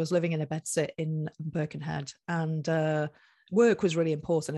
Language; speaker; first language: English; native; English